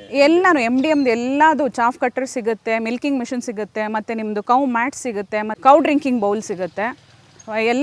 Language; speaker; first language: Kannada; native; Kannada